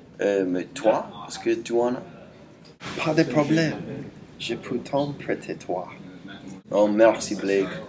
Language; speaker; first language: French; non-native, learner; English